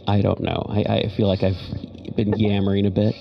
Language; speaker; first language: English; native; English